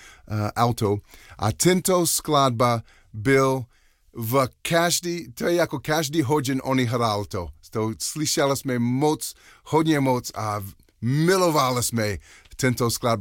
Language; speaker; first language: Czech; non-native, learner; English